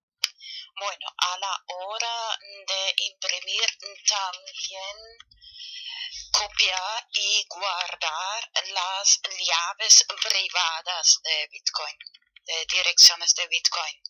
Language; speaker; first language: Spanish; non-native, fluent; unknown